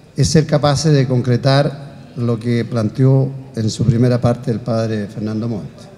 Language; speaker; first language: Spanish; native; Spanish